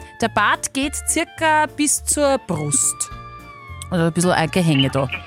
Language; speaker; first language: German; native; German